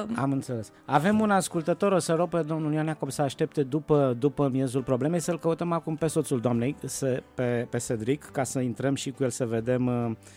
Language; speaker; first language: Romanian; native; Romanian